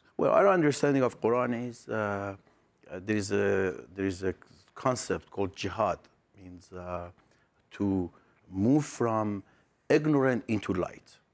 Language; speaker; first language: English; non-native, fluent; Persian